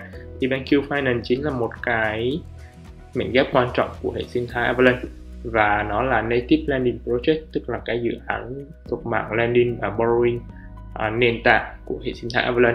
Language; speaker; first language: Vietnamese; native; Vietnamese